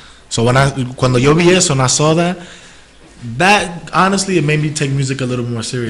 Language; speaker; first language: English; early bilingual, other home language; Spanish